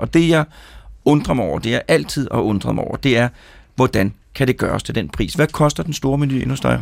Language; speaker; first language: Danish; native; Danish